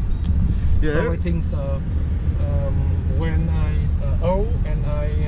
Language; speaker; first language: English; non-native, learner; Vietnamese